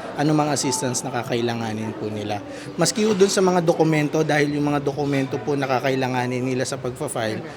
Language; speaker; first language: Filipino; native; Filipino